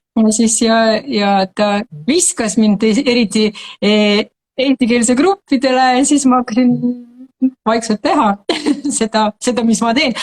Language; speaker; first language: Estonian; non-native, local second language; Russian